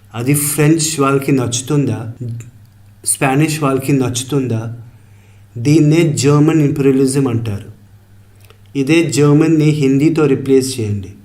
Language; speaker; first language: Telugu; early bilingual, heritage; Telugu